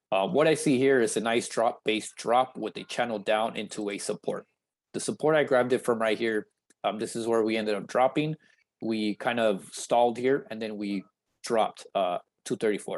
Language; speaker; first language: English; native; English